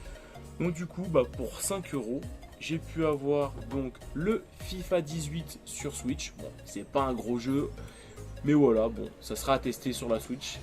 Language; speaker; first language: French; native; French